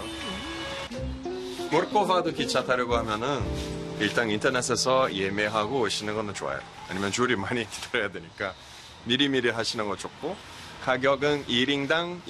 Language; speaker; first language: Korean; non-native, fluent; Portuguese